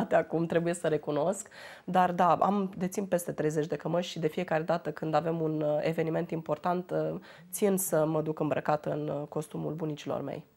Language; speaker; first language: Romanian; native; Romanian